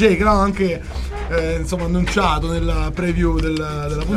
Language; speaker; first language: Italian; native; Italian